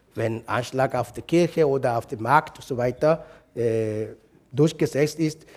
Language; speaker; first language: German; non-native, fluent; Igbo